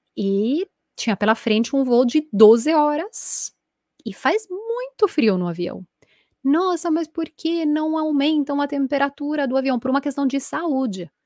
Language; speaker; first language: Portuguese; non-native, fluent; Italian